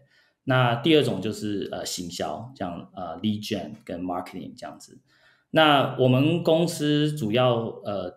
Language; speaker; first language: Chinese; early bilingual, heritage; Chinese